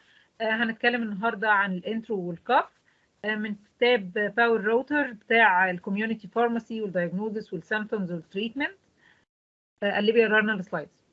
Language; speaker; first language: Arabic; native; Arabic